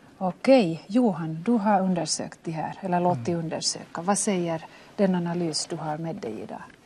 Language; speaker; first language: Swedish; native; Swedish